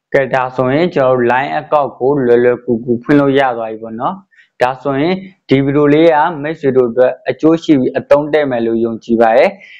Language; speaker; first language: Burmese; native; Burmese